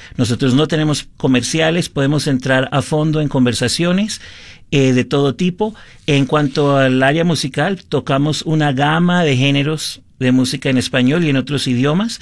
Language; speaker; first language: Spanish; early bilingual, heritage; Spanish